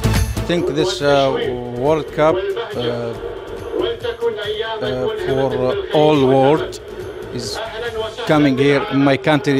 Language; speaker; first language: English; non-native, learner; Arabic